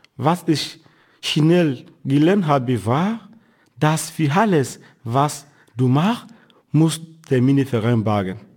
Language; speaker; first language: German; non-native, fluent; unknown